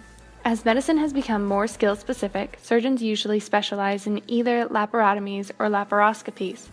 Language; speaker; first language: English; native; English